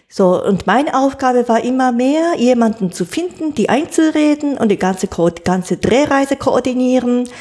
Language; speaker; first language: German; non-native, fluent; Japanese